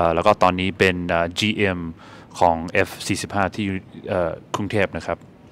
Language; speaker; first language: Thai; non-native, fluent; English